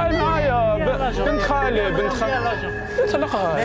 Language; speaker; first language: Arabic; native; Arabic